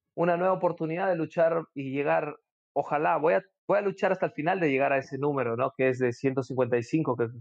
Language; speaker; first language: Spanish; native; Spanish